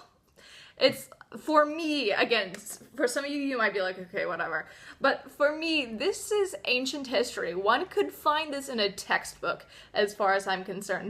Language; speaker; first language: English; native; English